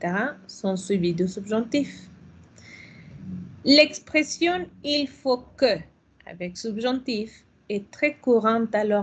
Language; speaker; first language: French; non-native, fluent; Spanish